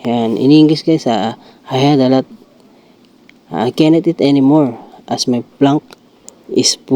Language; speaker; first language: English; non-native, local second language; Filipino